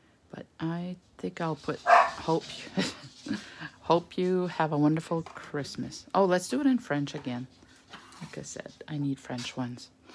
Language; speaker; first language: English; native; English